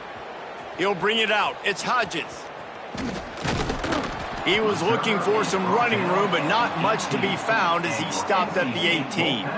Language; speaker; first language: English; native; English